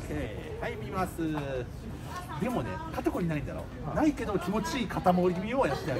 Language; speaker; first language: Japanese; native; Japanese